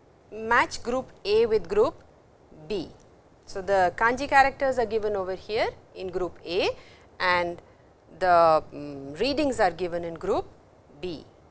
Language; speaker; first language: English; non-native, local second language; Hindi